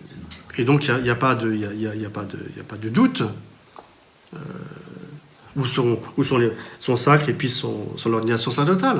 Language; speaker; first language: French; native; French